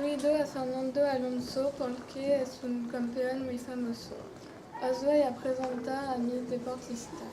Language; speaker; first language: Spanish; non-native, learner; French